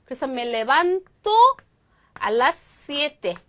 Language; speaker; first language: Spanish; non-native, fluent; Korean